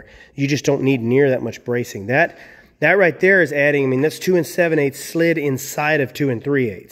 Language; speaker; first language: English; native; English